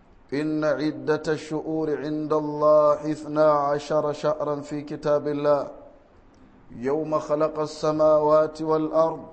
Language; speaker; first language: Arabic; non-native, fluent; Hausa